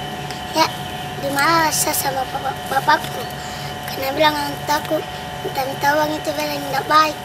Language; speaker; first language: Indonesian; non-native, local second language; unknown